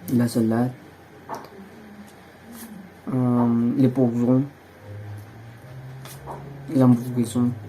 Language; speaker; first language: French; non-native, learner; Spanish